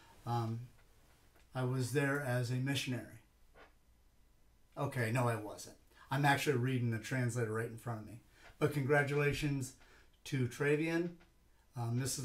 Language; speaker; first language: English; native; English